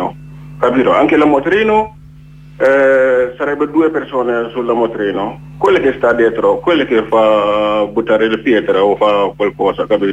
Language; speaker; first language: Italian; non-native, learner; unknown